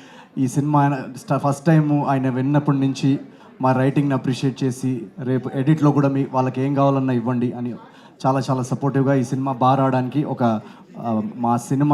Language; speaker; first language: Telugu; native; Telugu